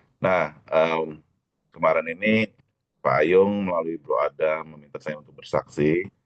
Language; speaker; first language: Indonesian; native; Indonesian